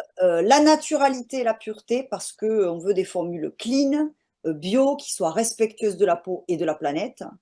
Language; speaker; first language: French; native; French